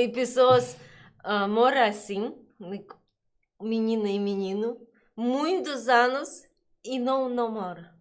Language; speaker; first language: Portuguese; non-native, learner; Russian